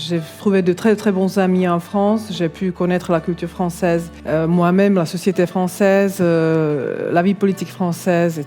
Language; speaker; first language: French; non-native, local second language; Czech